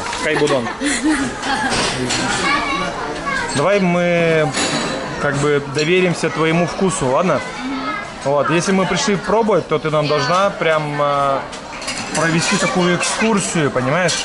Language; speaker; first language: Russian; native; Russian